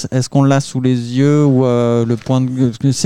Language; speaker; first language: French; native; French